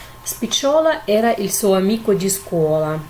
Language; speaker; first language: Italian; non-native, fluent; Russian